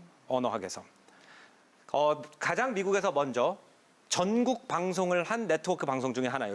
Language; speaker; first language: Korean; native; Korean